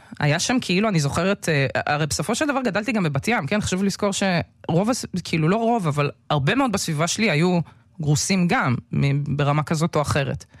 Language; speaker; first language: Hebrew; early bilingual, other home language; Russian